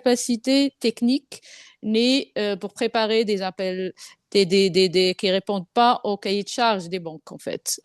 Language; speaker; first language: French; non-native, local second language; Arabic